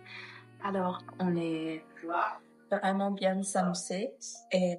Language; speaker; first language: French; non-native, learner; Thai